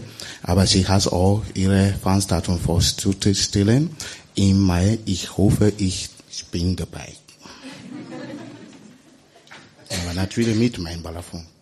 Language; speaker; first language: German; non-native, learner; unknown